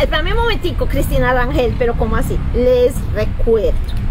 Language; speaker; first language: Spanish; native; Spanish